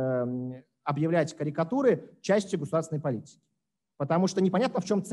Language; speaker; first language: Russian; native; Russian